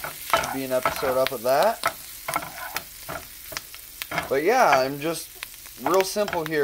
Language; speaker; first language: English; native; English